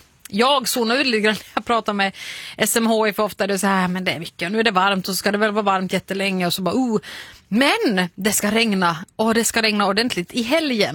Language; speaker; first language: Swedish; native; Swedish